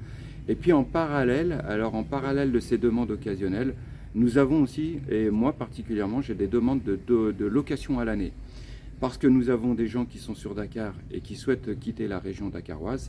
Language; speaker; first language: French; native; French